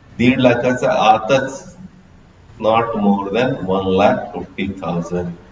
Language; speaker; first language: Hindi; non-native, local second language; Marathi